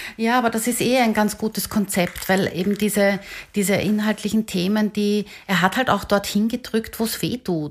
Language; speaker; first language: German; native; German